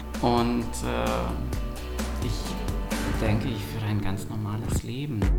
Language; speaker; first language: German; non-native, local second language; Romanian